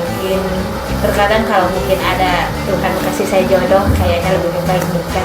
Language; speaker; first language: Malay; non-native, local second language; Sundanese